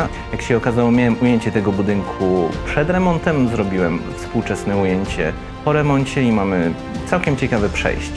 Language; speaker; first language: Polish; native; Polish